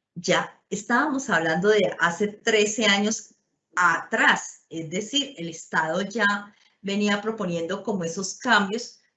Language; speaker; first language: Spanish; native; Spanish